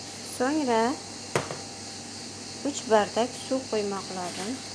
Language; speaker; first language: Turkish; non-native, learner; Uzbek